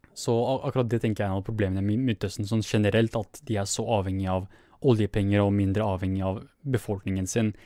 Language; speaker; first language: Norwegian; early bilingual, other home language; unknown